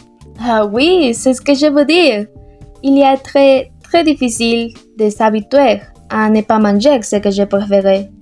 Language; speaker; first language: French; non-native, learner; Spanish